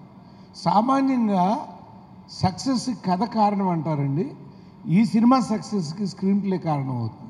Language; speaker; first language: Telugu; native; Telugu